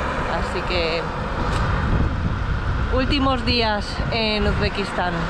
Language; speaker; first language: Spanish; early bilingual, other home language; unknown